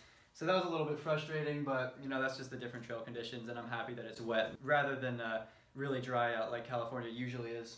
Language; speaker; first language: English; native; English